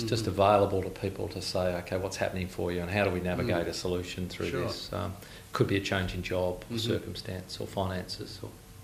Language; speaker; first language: English; native; English